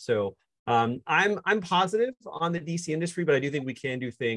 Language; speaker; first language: English; native; English